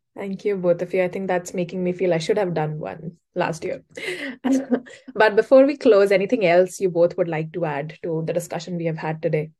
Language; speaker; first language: English; non-native, local second language; Hindi